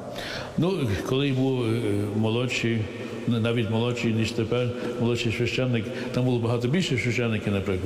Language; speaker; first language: Ukrainian; early bilingual, heritage; English